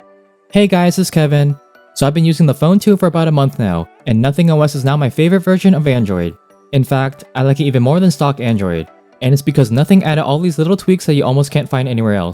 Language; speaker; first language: English; native; English